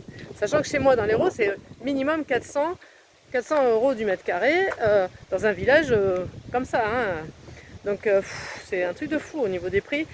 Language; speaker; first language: French; native; French